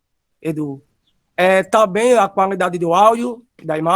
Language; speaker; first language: Portuguese; native; Portuguese